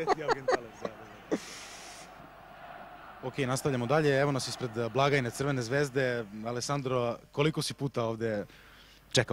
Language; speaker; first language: Serbian; native; Serbian